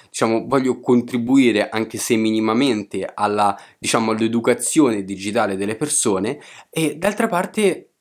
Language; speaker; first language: Italian; native; Italian